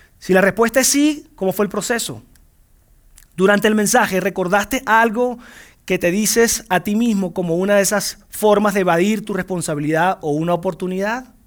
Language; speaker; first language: Spanish; native; Spanish